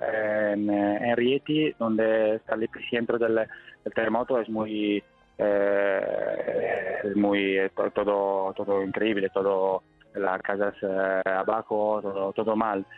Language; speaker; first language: Spanish; non-native, learner; Italian